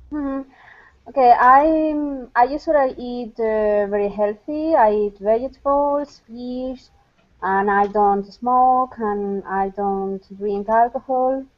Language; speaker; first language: English; non-native, fluent; Spanish